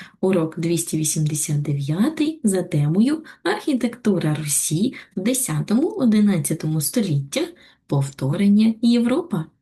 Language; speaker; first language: Ukrainian; native; Ukrainian